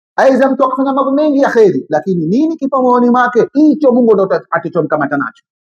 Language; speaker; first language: Swahili; native; Swahili